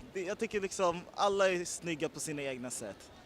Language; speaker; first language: Swedish; native; Swedish